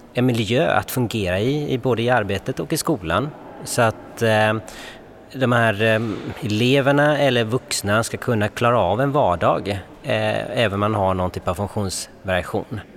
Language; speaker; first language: Swedish; early bilingual, other home language; Bangla